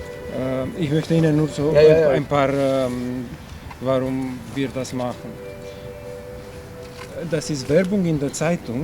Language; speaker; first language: German; non-native, fluent; Chinese